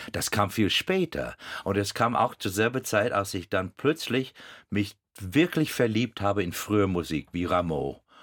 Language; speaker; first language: German; non-native, fluent; English